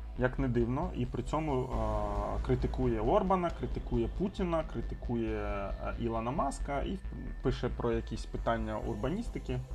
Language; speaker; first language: Ukrainian; non-native, local second language; Russian